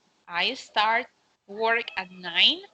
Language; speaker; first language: English; non-native, fluent; Spanish